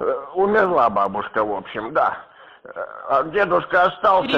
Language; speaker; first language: Russian; native; Russian